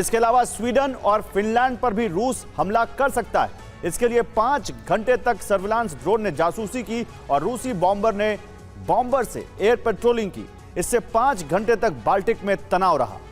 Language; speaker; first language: Hindi; native; Hindi